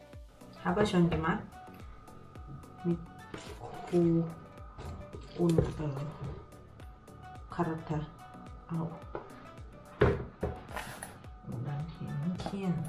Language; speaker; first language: German; non-native, learner; Thai